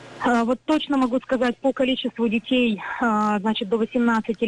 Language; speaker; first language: Russian; native; Russian